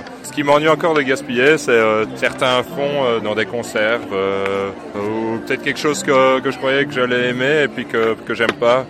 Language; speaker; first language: French; native; French